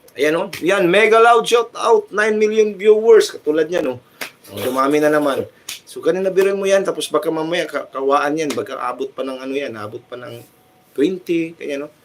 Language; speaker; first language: Filipino; non-native, local second language; Cebuano